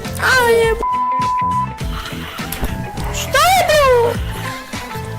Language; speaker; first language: Bosnian; native; Bosnian